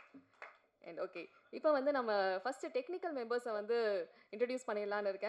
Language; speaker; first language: Tamil; native; Tamil